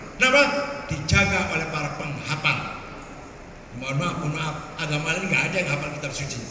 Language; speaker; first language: Malay; non-native, local second language; Javanese